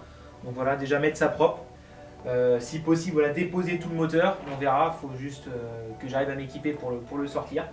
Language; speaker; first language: French; native; French